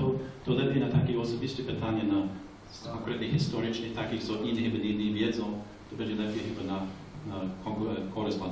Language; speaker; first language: Polish; non-native, fluent; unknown